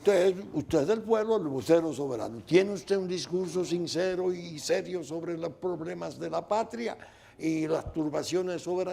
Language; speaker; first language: Spanish; native; Spanish